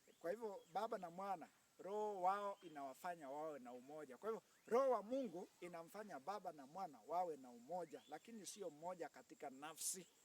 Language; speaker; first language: Swahili; non-native, local second language; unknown